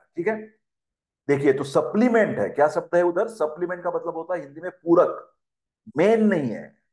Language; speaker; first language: Hindi; non-native, local second language; Marathi